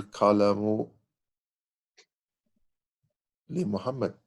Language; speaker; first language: Arabic; non-native, learner; English